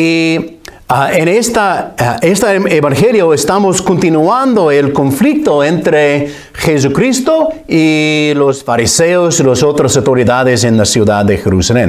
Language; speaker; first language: Spanish; non-native, fluent; English